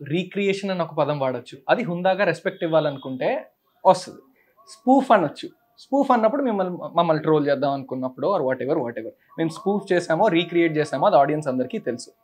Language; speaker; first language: Telugu; native; Telugu